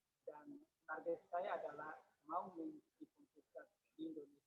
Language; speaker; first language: Indonesian; non-native, learner; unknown